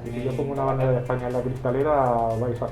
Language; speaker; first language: Spanish; native; Spanish